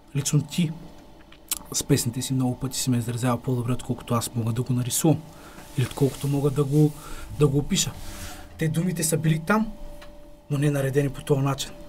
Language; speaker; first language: Bulgarian; native; Bulgarian